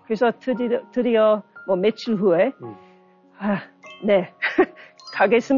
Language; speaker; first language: Korean; non-native, learner; English